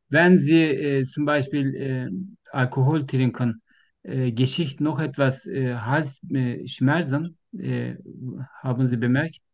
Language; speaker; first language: German; non-native, learner; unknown